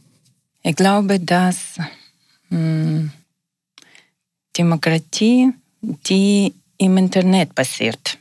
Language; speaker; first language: German; non-native, learner; Ukrainian